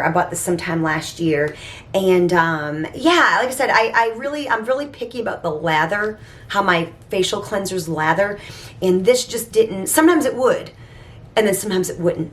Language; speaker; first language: English; native; English